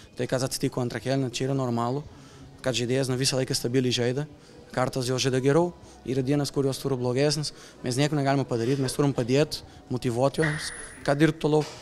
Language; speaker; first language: Lithuanian; non-native, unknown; Portuguese